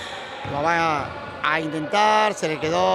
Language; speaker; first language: Spanish; native; Spanish